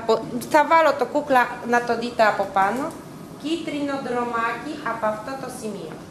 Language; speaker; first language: Greek; non-native, learner; Russian